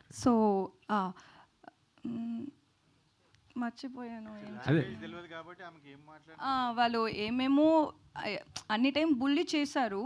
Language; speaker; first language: Telugu; non-native, learner; Tamil